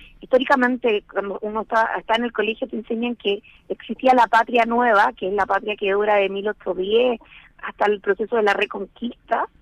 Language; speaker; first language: Spanish; native; Spanish